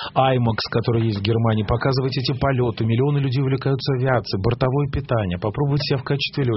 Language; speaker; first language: Russian; native; Russian